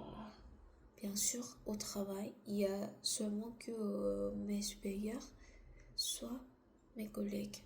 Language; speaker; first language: French; non-native, learner; Korean